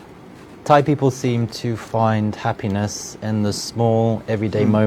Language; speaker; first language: English; non-native, fluent; French